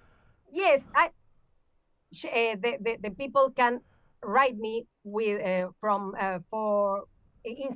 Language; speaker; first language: English; non-native, learner; Spanish